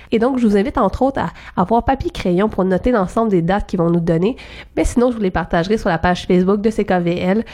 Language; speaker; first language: French; native; French